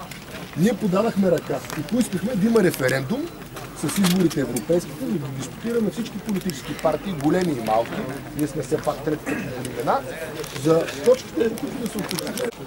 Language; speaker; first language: Bulgarian; native; Bulgarian